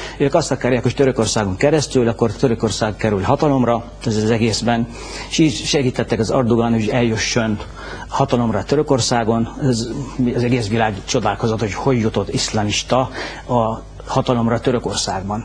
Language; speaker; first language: Hungarian; non-native, fluent; Arabic